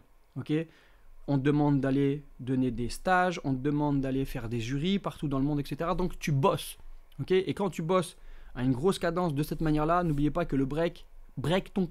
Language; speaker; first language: French; native; French